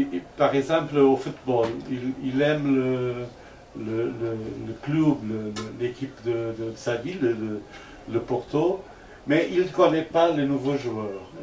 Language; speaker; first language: French; non-native, fluent; Portuguese